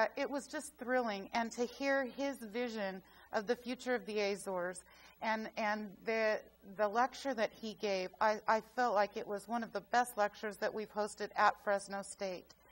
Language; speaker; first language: English; native; English